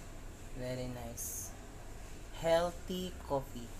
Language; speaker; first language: English; non-native, learner; Filipino